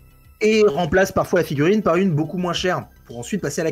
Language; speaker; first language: French; native; French